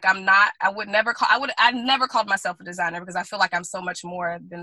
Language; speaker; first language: English; native; English